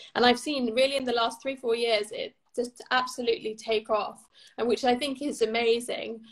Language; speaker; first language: English; native; English